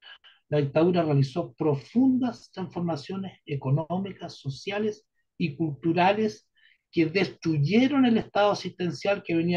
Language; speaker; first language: Spanish; native; Spanish